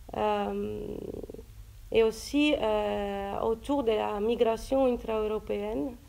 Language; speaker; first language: French; non-native, fluent; Italian